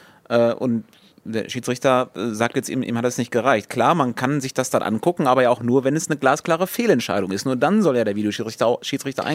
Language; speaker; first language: German; native; German